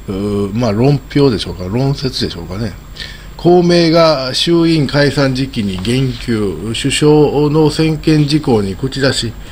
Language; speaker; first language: Japanese; native; Japanese